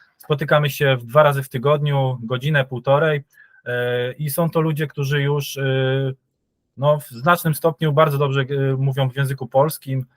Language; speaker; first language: Polish; native; Polish